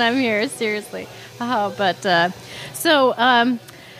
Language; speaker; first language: English; native; English